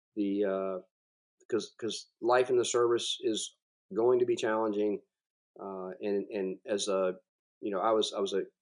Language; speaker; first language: English; native; English